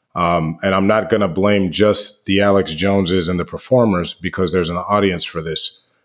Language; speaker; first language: English; native; English